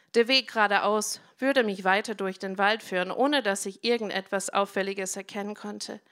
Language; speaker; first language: German; non-native, fluent; English